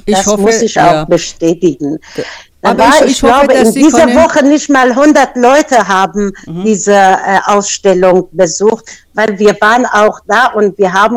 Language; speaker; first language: German; non-native, fluent; Persian